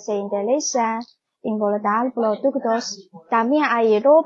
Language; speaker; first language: Spanish; non-native, learner; Chinese